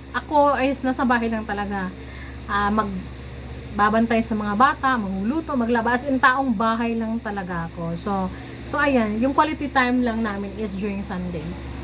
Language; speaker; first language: Filipino; non-native, local second language; Cebuano